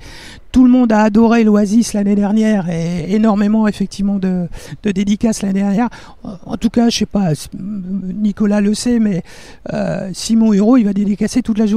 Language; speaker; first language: French; native; French